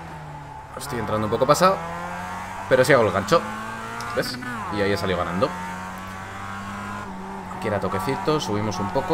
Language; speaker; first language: Spanish; native; Spanish